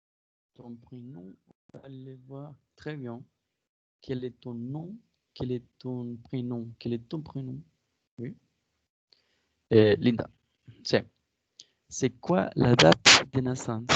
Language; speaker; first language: French; non-native, fluent; Spanish